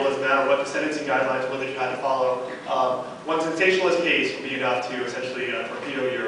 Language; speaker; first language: English; native; English